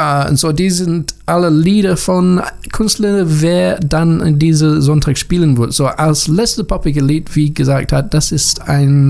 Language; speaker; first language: German; non-native, learner; English